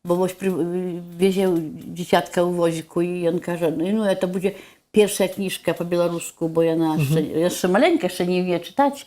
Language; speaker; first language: Polish; non-native, local second language; Belarusian